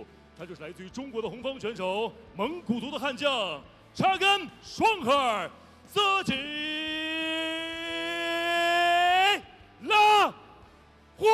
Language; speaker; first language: Chinese; native; Chinese